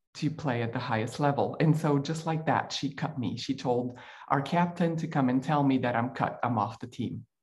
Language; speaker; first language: English; non-native, fluent; Bulgarian